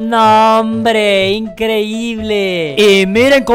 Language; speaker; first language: Spanish; native; Spanish